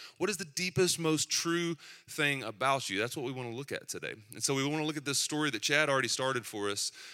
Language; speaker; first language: English; native; English